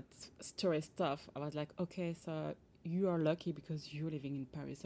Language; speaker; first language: English; non-native, fluent; French